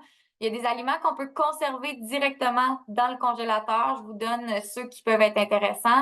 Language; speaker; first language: French; native; French